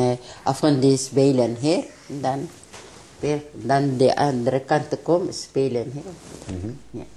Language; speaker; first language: Dutch; non-native, learner; Tigrinya